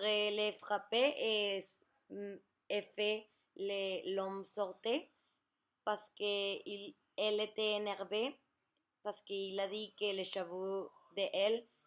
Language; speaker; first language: French; non-native, learner; Spanish